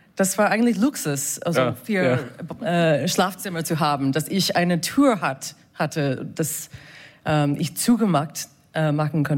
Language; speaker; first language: German; non-native, fluent; English